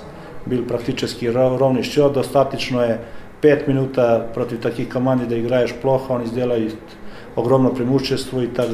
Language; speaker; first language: Russian; non-native, learner; Serbian